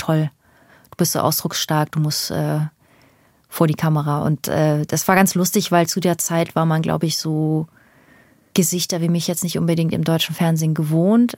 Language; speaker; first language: German; early bilingual, other home language; Persian